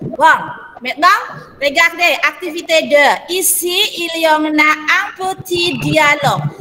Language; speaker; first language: French; non-native, fluent; Indonesian